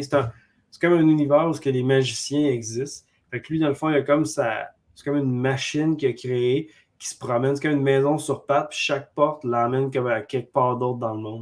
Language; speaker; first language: French; native; French